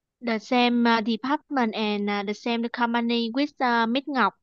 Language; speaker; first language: English; non-native, learner; Vietnamese